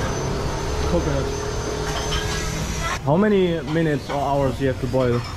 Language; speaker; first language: English; non-native, fluent; German